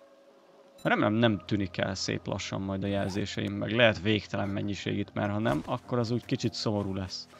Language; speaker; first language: Hungarian; native; Hungarian